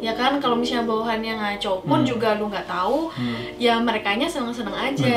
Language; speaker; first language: Indonesian; native; Indonesian